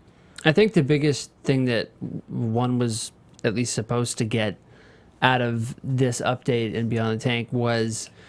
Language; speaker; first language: English; native; English